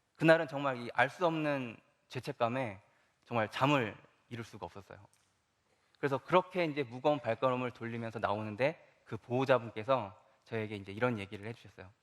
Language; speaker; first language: Korean; native; Korean